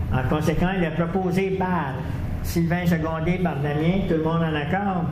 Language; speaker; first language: French; native; French